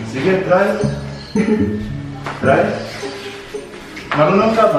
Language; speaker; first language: Filipino; non-native, learner; Arabic